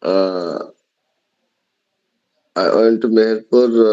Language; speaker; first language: English; non-native, learner; Bangla